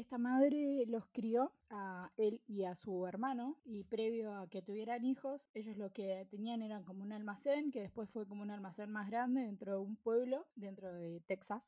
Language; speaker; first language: Spanish; native; Spanish